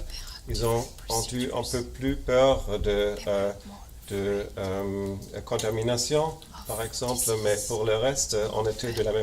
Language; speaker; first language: French; non-native, fluent; German